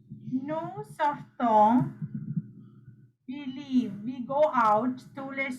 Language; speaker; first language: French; non-native, learner; Sinhala